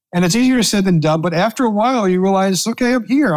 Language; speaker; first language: English; native; English